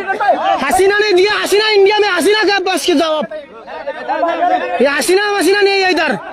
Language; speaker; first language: Hindi; non-native, learner; Bangla